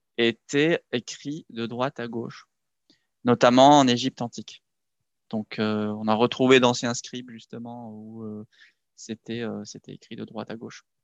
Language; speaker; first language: French; non-native, local second language; Arabic